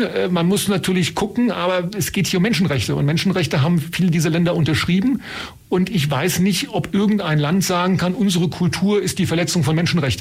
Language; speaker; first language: German; native; German